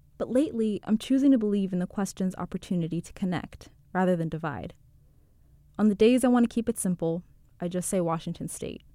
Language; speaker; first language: English; early bilingual, other home language; Rundi